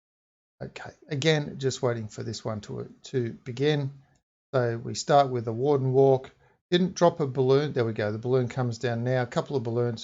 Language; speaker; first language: English; native; English